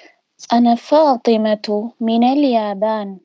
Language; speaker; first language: Arabic; non-native, learner; Tamil